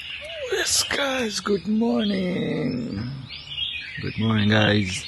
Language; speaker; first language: English; non-native, learner; Nepali